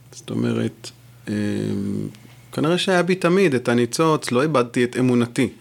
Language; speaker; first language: Hebrew; non-native, local second language; French